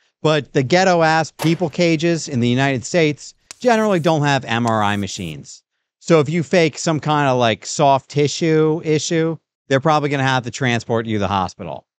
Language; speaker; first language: English; native; English